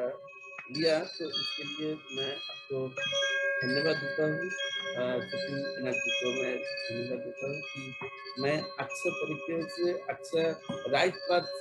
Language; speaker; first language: Hindi; non-native, local second language; Bangla